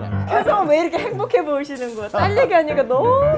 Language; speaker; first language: Korean; native; Korean